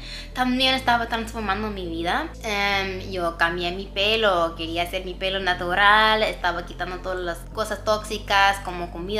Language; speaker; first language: Spanish; non-native, fluent; English